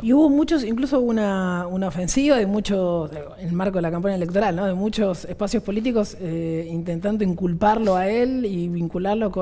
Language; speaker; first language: Spanish; native; Spanish